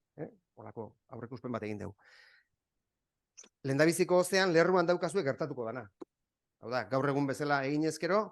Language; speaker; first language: Basque; native; Basque